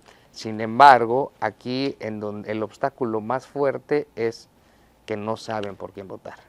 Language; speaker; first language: Spanish; native; Spanish